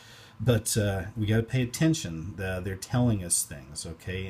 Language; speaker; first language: English; native; English